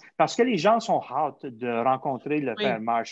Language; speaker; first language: French; native; French